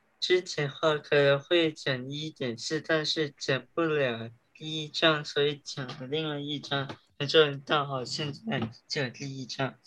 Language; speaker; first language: Chinese; early bilingual, heritage; Chinese